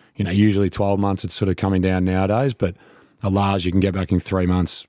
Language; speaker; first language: English; native; English